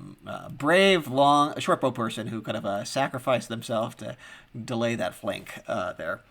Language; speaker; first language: English; native; English